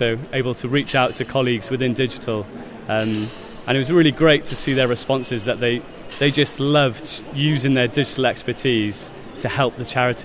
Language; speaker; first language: English; native; English